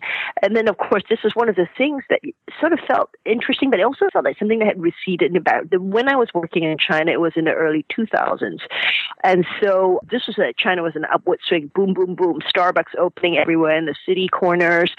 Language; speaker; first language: English; non-native, local second language; Cantonese